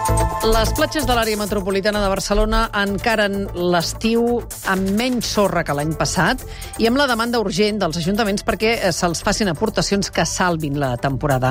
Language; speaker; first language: Catalan; native; Catalan